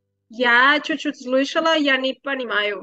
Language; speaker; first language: Russian; non-native, learner; Spanish